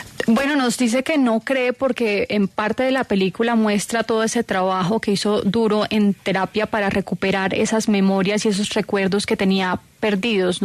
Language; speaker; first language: Spanish; native; Spanish